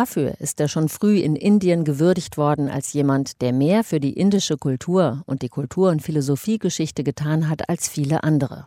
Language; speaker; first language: German; native; German